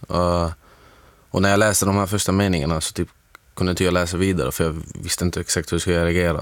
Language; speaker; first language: Swedish; non-native, fluent; Arabic